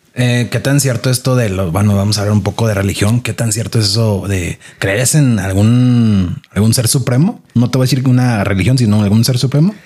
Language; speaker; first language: Spanish; native; Spanish